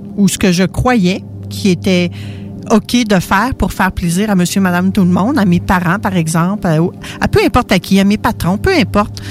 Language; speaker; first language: French; native; French